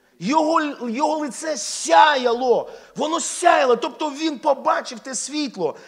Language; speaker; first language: Ukrainian; non-native, local second language; Russian